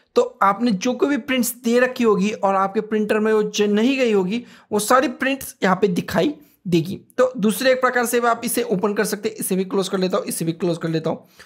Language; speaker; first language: Hindi; native; Hindi